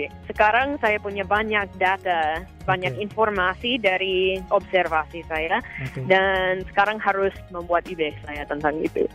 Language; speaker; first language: Indonesian; non-native, fluent; English